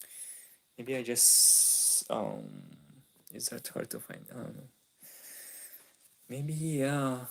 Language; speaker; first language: English; non-native, local second language; Filipino